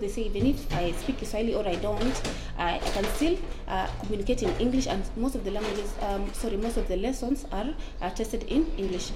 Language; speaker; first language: English; non-native, local second language; Swahili